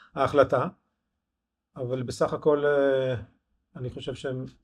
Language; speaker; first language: Hebrew; native; Hebrew